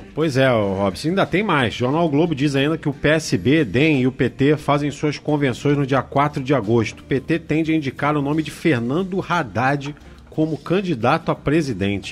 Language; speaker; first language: Portuguese; native; Portuguese